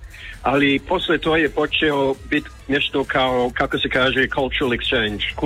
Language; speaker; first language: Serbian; early bilingual, heritage; Croatian